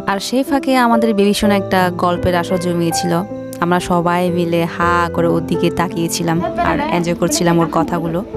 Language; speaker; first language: Bangla; non-native, local second language; Chakma